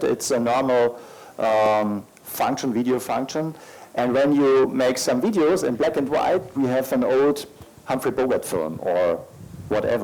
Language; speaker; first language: English; non-native, learner; German